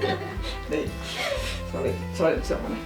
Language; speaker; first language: Finnish; native; Finnish